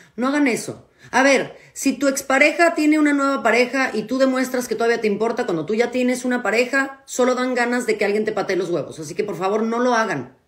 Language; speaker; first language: Spanish; native; Spanish